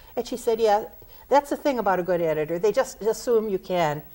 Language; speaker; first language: English; native; English